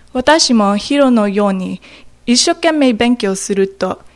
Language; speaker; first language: Japanese; non-native, learner; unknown